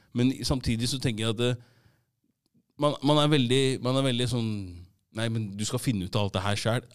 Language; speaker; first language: Norwegian; native; Norwegian